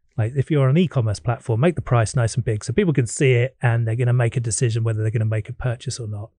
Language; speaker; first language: English; native; English